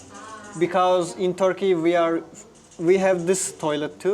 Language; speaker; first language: English; non-native, learner; Turkish